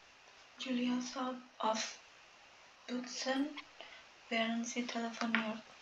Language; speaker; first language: German; non-native, learner; Indonesian